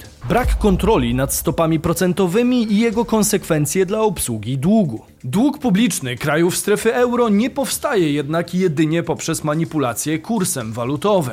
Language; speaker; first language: Polish; native; Polish